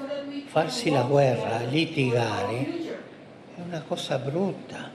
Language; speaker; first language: Italian; non-native, fluent; Spanish